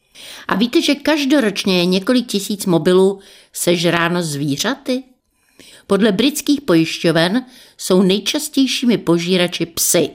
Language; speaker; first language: Czech; native; Czech